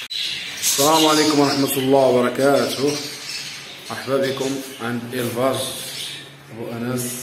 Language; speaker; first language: Arabic; native; Arabic